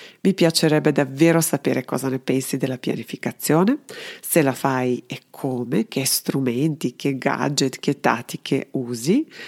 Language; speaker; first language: Italian; non-native, fluent; Serbian